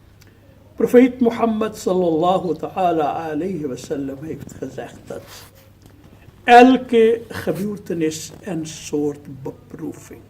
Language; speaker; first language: Dutch; non-native, fluent; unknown